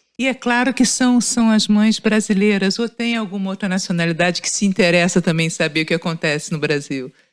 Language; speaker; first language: Portuguese; native; Portuguese